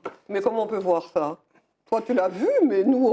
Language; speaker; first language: French; native; French